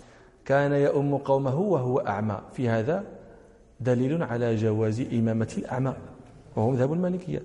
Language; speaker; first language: Arabic; native; Arabic